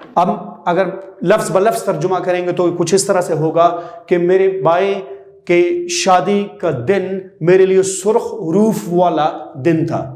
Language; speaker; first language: Urdu; non-native, local second language; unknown